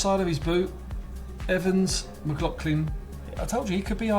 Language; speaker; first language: English; native; English